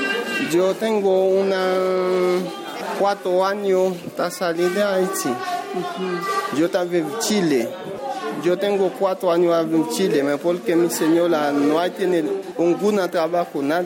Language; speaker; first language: Spanish; non-native, learner; Haitian Creole